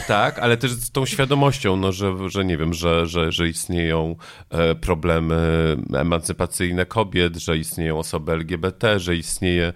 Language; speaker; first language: Polish; native; Polish